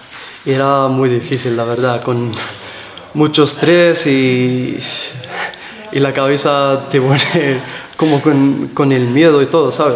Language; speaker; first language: Spanish; non-native, learner; Arabic